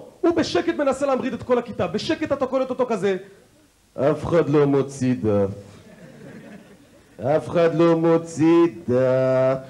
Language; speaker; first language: Hebrew; native; Hebrew